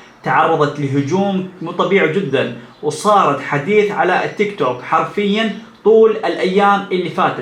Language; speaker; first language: Arabic; native; Arabic